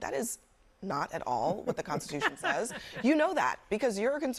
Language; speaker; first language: English; native; English